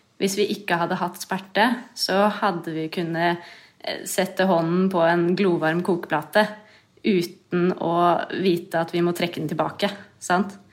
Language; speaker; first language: Norwegian; native; Norwegian